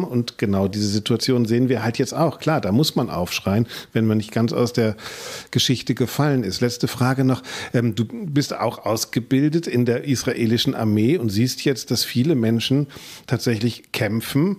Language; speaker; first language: German; native; German